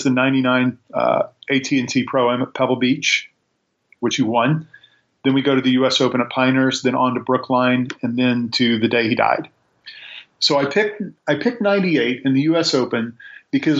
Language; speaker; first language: English; native; English